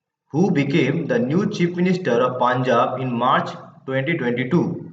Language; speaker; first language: English; non-native, local second language; Bangla